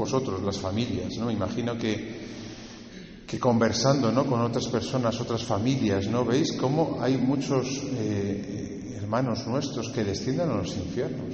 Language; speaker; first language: Spanish; native; Spanish